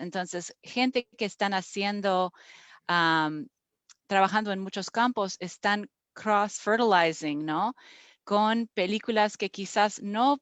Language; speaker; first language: Spanish; non-native, fluent; English